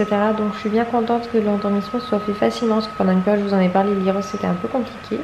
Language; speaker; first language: French; native; French